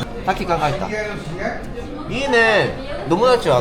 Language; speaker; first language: Japanese; non-native, learner; Korean